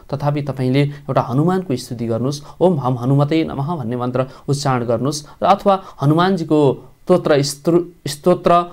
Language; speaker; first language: Nepali; native; Nepali